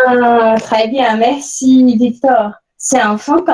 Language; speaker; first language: French; non-native, fluent; Portuguese